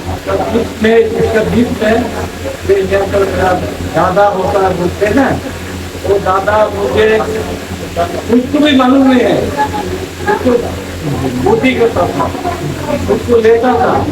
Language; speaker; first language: Hindi; non-native, local second language; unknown